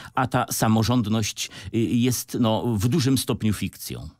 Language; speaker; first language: Polish; native; Polish